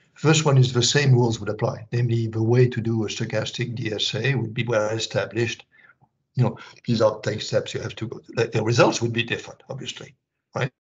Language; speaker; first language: English; non-native, fluent; French